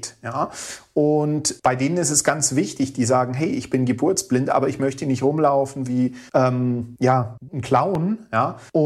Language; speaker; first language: German; native; German